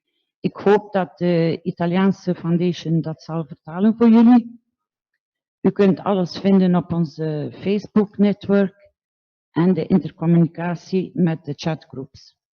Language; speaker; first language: Dutch; non-native, local second language; French